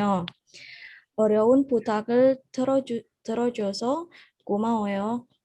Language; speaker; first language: Korean; non-native, learner; Indonesian